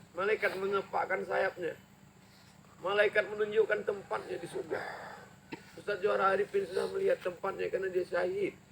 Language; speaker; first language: Indonesian; native; Indonesian